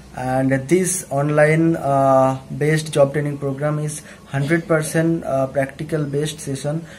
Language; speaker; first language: English; non-native, local second language; Bangla